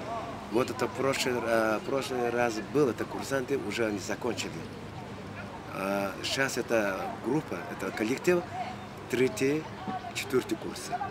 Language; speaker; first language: Russian; non-native, learner; Mongolian